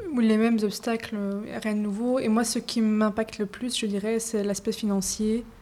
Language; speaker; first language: French; native; French